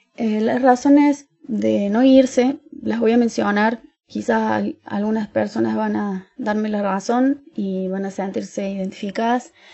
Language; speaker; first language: Spanish; native; Spanish